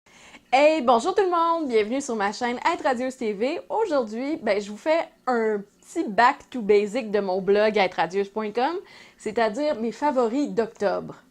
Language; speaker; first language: French; native; French